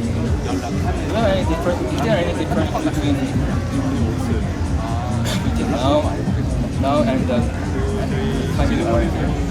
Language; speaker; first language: English; non-native, fluent; Korean